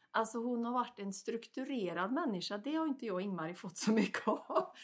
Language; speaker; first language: Swedish; native; Swedish